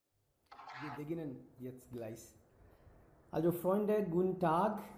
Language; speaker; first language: German; non-native, fluent; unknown